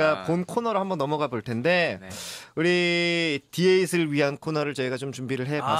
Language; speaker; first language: Korean; native; Korean